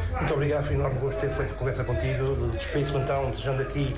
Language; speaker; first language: Portuguese; native; Portuguese